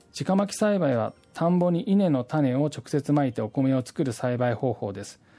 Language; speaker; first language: Japanese; native; Japanese